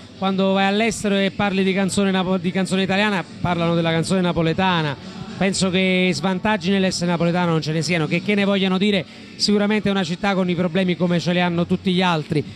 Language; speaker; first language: Italian; native; Italian